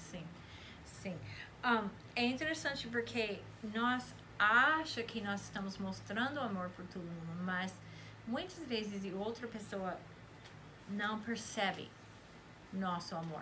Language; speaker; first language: Portuguese; non-native, fluent; English